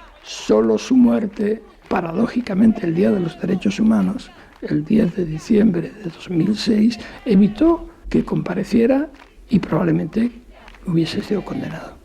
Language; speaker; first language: Spanish; native; Spanish